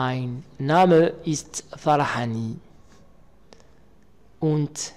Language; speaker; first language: German; non-native, learner; Arabic